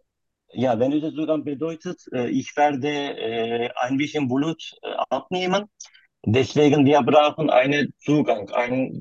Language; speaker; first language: German; non-native, learner; Turkish